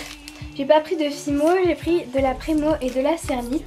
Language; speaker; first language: French; native; French